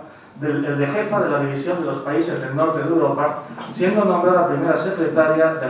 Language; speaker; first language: Spanish; native; Spanish